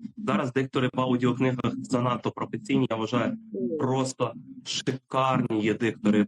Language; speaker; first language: Ukrainian; native; Ukrainian